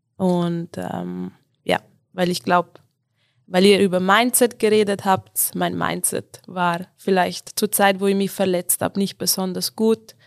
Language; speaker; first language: German; non-native, local second language; Ladin